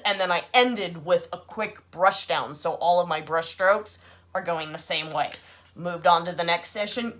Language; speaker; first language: English; native; English